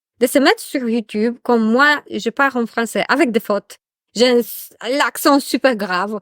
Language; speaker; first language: French; non-native, fluent; Polish